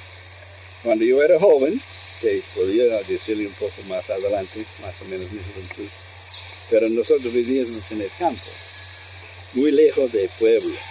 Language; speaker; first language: Spanish; non-native, fluent; English